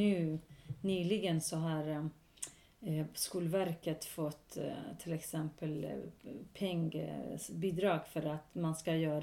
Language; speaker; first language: Swedish; non-native, local second language; Kurdish